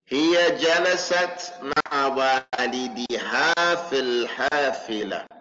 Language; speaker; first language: Arabic; non-native, fluent; English